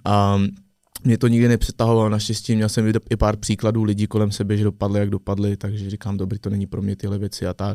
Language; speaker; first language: Czech; non-native, fluent; French